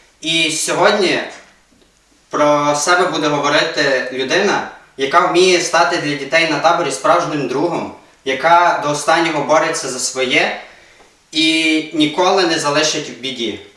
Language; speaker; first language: Ukrainian; native; Ukrainian